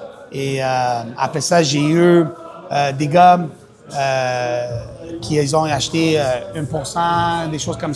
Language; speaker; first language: French; non-native, local second language; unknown